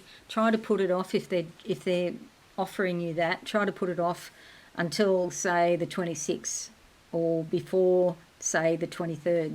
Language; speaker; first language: English; native; English